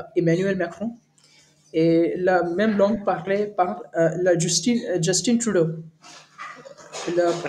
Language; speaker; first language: French; non-native, learner; Hindi